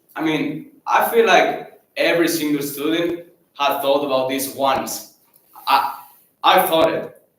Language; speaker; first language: English; non-native, fluent; Catalan